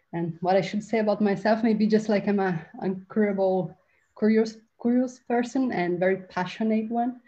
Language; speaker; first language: English; non-native, fluent; Portuguese